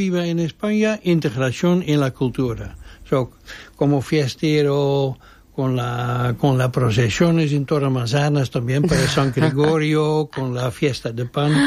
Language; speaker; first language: Spanish; non-native, learner; Dutch